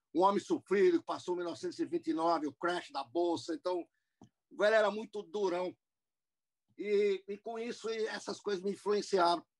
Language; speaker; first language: Portuguese; non-native, fluent; English